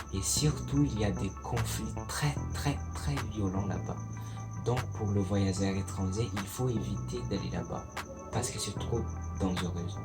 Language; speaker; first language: French; non-native, local second language; Malagasy